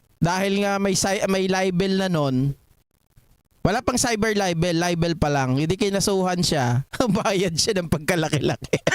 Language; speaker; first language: Filipino; non-native, local second language; Iloko